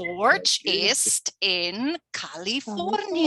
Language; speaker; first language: German; non-native, fluent; English